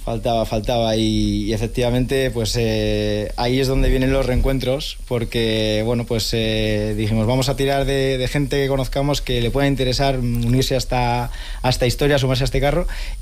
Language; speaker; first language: Spanish; native; Spanish